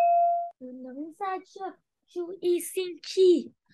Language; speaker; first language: Chinese; non-native, learner; Vietnamese